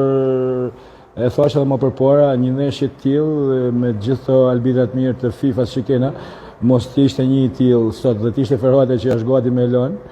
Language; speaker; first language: Albanian; native; Albanian